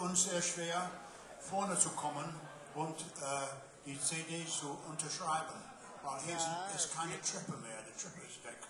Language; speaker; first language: German; non-native, learner; English